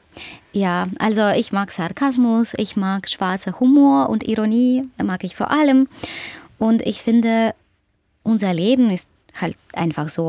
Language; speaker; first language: German; non-native, fluent; Ukrainian